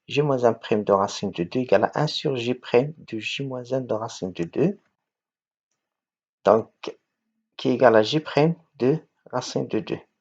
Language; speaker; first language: French; non-native, local second language; Arabic